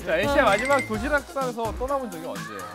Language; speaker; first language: Korean; native; Korean